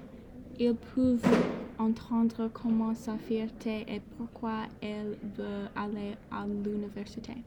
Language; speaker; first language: French; non-native, learner; English